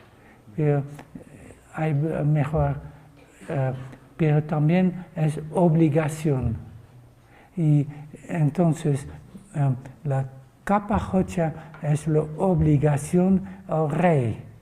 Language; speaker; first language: Spanish; non-native, fluent; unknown